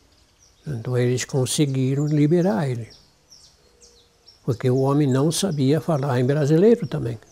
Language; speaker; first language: Portuguese; non-native, local second language; German